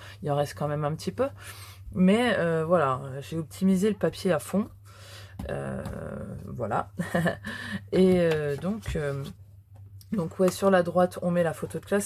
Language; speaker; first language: French; native; French